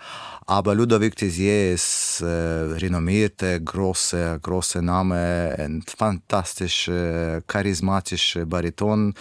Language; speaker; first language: German; non-native, learner; Russian